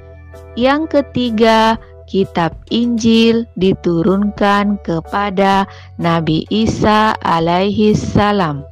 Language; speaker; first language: Indonesian; native; Indonesian